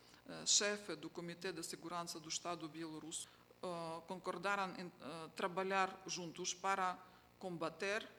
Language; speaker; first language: Portuguese; non-native, fluent; Ukrainian